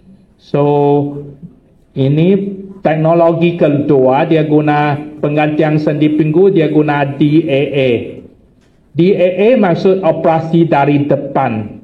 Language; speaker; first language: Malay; non-native, local second language; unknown